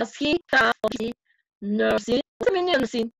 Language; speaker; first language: English; non-native, fluent; Spanish